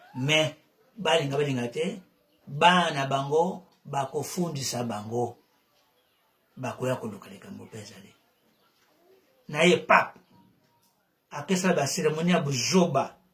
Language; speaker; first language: Lingala; non-native, local second language; Kongo